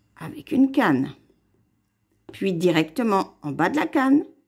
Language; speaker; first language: French; native; French